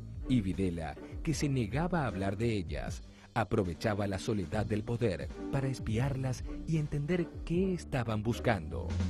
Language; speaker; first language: Spanish; native; Spanish